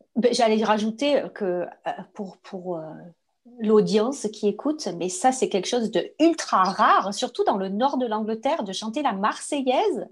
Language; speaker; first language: French; native; French